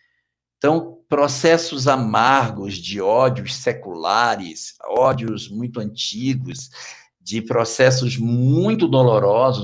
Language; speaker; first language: Portuguese; native; Portuguese